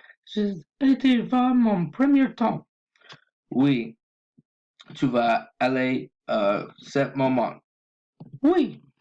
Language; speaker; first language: French; non-native, learner; English